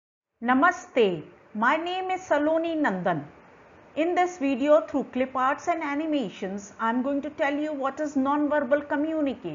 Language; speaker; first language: English; non-native, local second language; Hindi